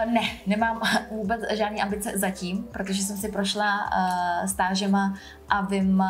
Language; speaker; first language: Czech; early bilingual, other home language; Vietnamese